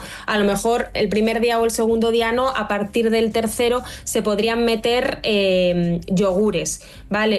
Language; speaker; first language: Spanish; native; Spanish